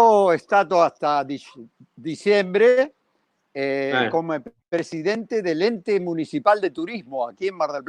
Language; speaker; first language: Italian; early bilingual, heritage; Spanish